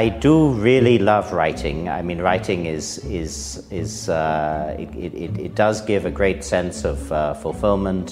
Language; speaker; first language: English; native; English